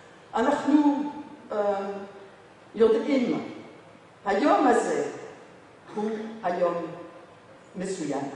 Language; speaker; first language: Hebrew; non-native, learner; French